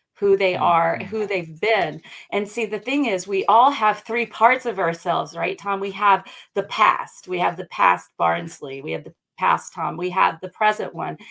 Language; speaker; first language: English; native; English